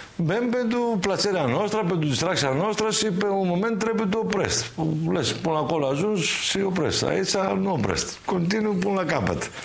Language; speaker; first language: Romanian; non-native, learner; Greek